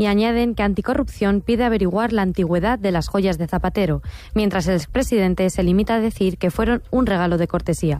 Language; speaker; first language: Spanish; native; Spanish